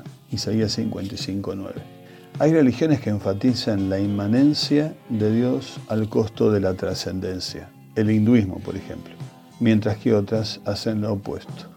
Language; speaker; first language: Spanish; native; Spanish